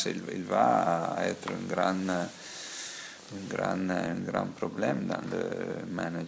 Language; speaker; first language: French; non-native, fluent; Italian